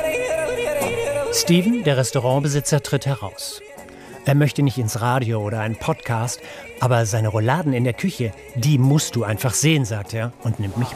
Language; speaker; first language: German; native; German